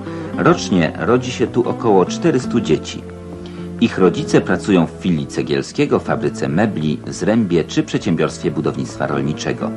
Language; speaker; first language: Polish; native; Polish